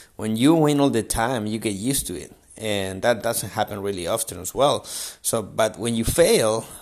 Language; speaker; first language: English; non-native, fluent; Spanish